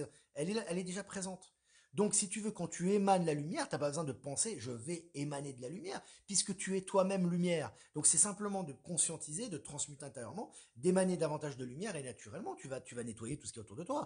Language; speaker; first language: French; native; French